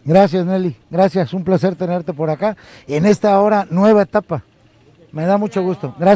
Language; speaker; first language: Spanish; native; Spanish